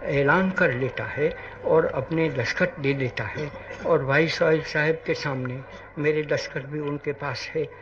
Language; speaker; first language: Hindi; non-native, local second language; Gujarati